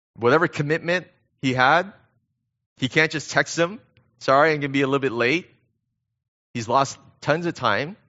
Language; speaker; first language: English; early bilingual, other home language; Korean